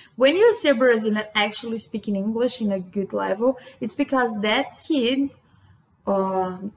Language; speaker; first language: English; non-native, fluent; Portuguese